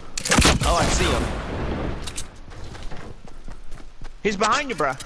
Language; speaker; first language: English; native; English